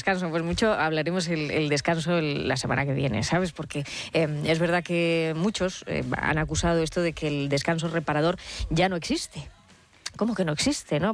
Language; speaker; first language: Spanish; native; Spanish